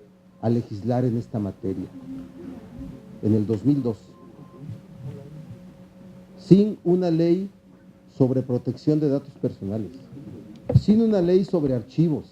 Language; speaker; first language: Spanish; native; Spanish